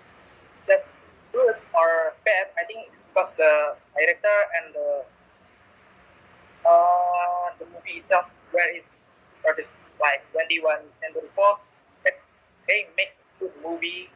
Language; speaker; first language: English; non-native, learner; Indonesian